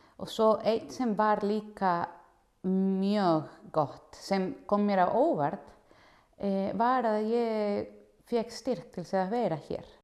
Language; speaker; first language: Icelandic; non-native, fluent; Spanish